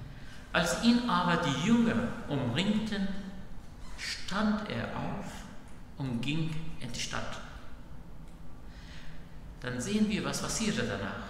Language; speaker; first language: German; non-native, fluent; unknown